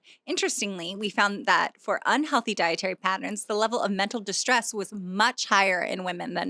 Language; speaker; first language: English; native; English